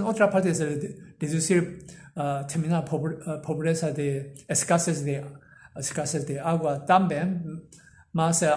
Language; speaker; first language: Portuguese; non-native, learner; Korean